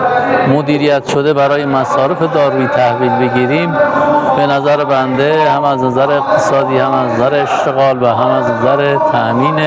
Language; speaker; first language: Persian; native; Persian